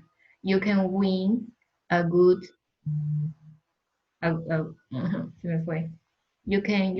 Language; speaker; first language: English; non-native, learner; Spanish